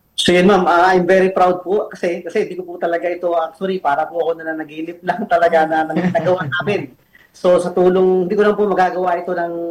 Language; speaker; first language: Filipino; native; Filipino